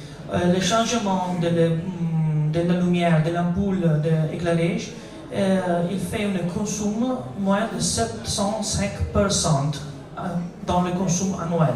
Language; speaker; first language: French; non-native, learner; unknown